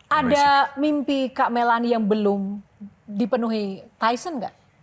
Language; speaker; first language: Indonesian; native; Indonesian